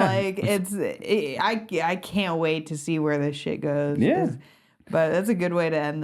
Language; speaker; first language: English; native; English